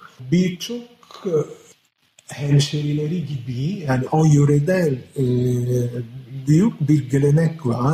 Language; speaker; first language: Turkish; non-native, fluent; Italian